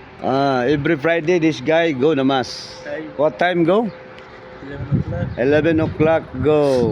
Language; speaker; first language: English; non-native, learner; Filipino